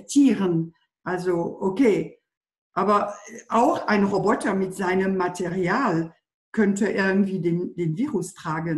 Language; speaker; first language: German; non-native, fluent; French